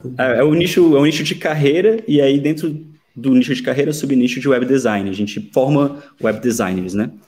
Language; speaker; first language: Portuguese; native; Portuguese